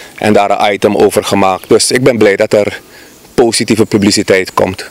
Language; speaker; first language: Dutch; native; Dutch